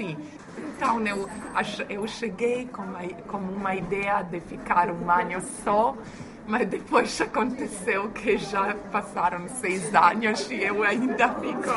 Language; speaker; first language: Portuguese; non-native, fluent; Croatian